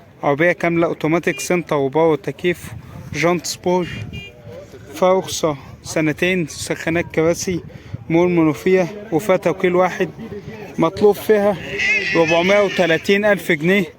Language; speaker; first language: Arabic; native; Arabic